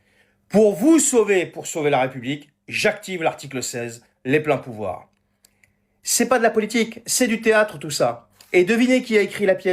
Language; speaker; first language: French; native; French